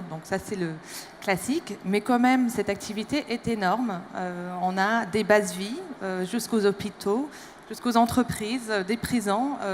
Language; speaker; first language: French; non-native, fluent; English